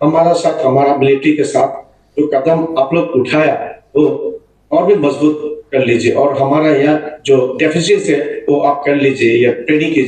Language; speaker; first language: Hindi; non-native, learner; Bangla